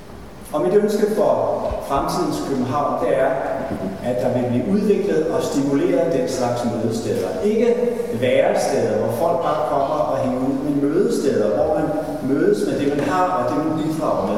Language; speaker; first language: Danish; native; Danish